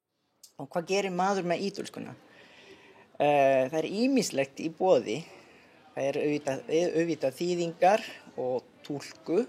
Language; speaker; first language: Icelandic; non-native, fluent; Italian